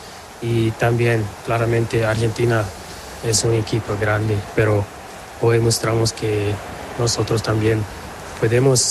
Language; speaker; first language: Spanish; non-native, learner; Portuguese